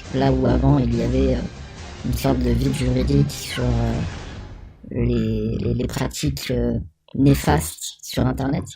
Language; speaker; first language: French; native; French